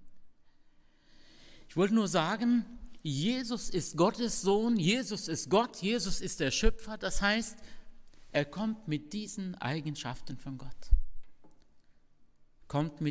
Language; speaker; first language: German; non-native, fluent; Arabic